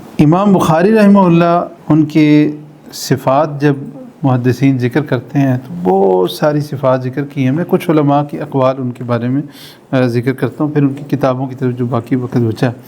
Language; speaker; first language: Urdu; native; Urdu